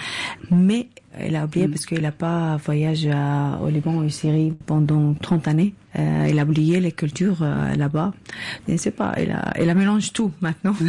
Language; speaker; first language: French; non-native, learner; Arabic